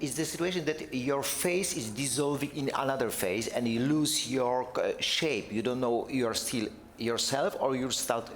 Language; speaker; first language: English; non-native, fluent; Polish